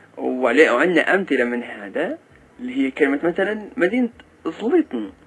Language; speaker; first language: Arabic; non-native, local second language; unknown